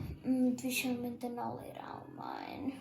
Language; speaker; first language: Welsh; non-native, local second language; English